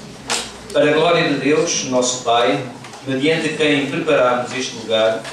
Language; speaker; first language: Portuguese; native; Portuguese